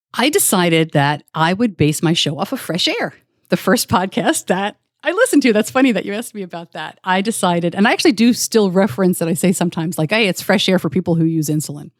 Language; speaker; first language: English; native; English